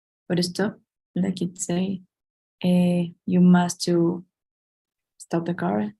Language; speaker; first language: English; non-native, learner; Spanish